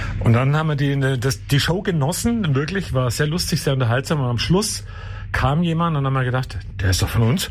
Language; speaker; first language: German; native; German